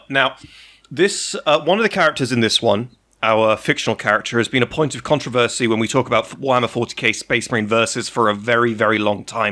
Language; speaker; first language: English; native; English